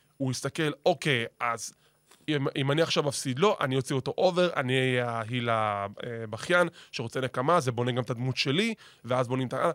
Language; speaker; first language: Hebrew; native; Hebrew